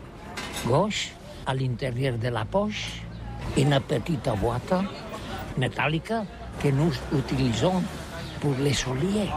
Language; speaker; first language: French; non-native, learner; Catalan